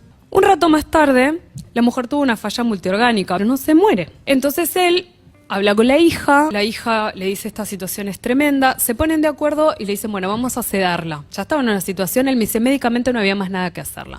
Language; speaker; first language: Spanish; native; Spanish